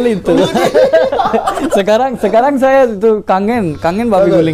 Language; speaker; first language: Indonesian; non-native, learner; Hindi